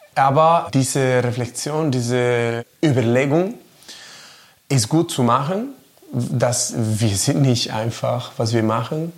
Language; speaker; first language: German; non-native, learner; Spanish